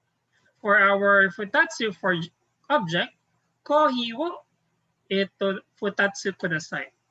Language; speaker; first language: Japanese; non-native, fluent; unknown